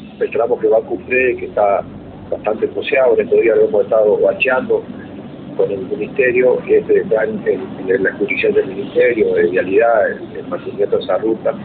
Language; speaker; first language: Spanish; native; Spanish